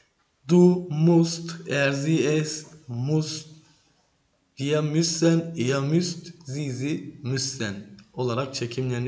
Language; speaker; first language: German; non-native, fluent; Turkish